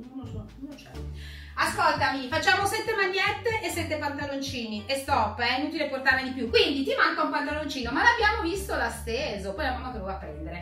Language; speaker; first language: Italian; native; Italian